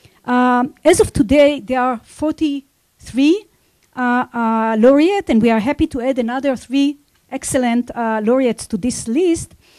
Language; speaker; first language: English; non-native, fluent; Hebrew